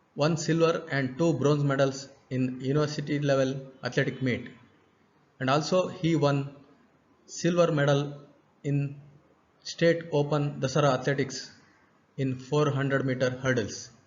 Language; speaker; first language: English; non-native, local second language; Kannada